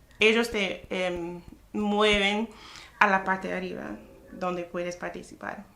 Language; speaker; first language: Spanish; non-native, fluent; English